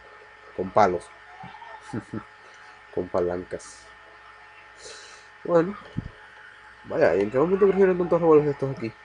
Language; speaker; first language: Spanish; native; Spanish